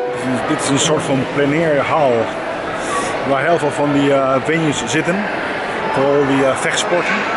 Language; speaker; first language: Dutch; non-native, fluent; Spanish